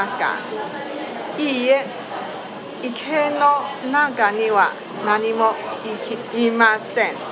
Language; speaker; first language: Japanese; non-native, learner; Chinese